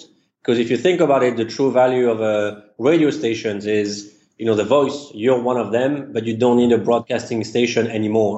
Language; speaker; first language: English; non-native, fluent; French